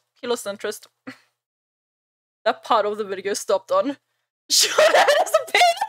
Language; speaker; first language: English; non-native, fluent; German